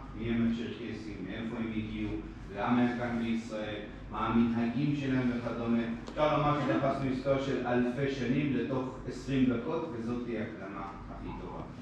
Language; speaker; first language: Hebrew; non-native, local second language; Adyghe